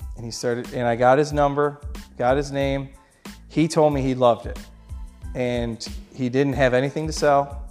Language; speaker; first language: English; native; English